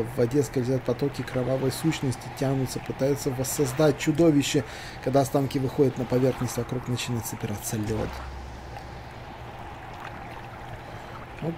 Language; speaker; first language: Russian; native; Russian